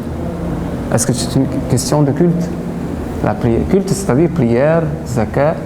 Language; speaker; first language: French; non-native, fluent; Arabic